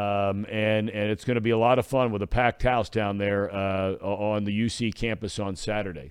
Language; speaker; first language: English; native; English